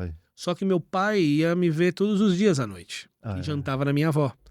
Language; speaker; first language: Portuguese; native; Portuguese